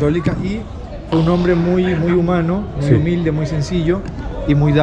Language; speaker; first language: Spanish; native; Spanish